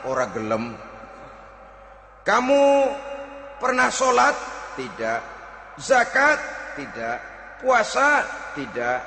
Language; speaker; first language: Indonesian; native; Indonesian